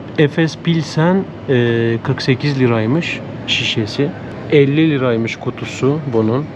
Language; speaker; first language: Turkish; native; Turkish